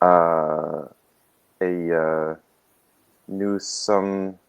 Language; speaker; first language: French; non-native, learner; English